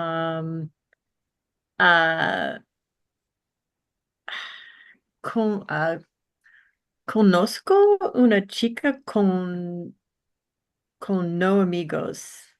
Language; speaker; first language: Spanish; non-native, learner; English